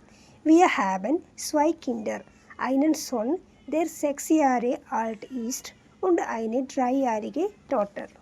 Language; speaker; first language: German; non-native, fluent; Malayalam